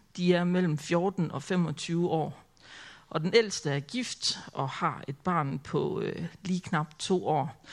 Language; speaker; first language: Danish; native; Danish